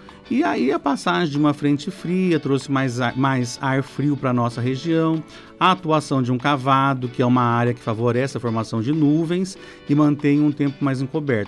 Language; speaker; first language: Portuguese; native; Portuguese